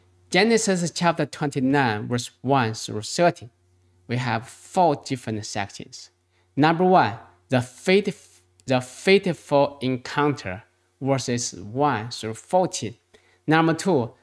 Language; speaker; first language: English; non-native, fluent; Chinese